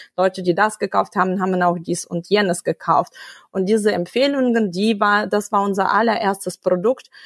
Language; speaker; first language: German; non-native, fluent; Russian